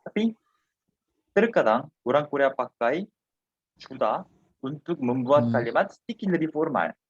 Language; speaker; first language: Indonesian; non-native, fluent; Korean